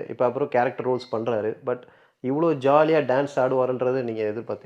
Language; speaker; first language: Tamil; native; Tamil